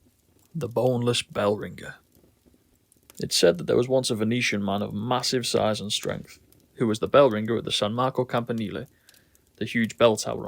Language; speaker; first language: English; native; English